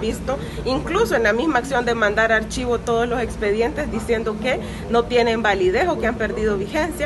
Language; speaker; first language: Spanish; native; Spanish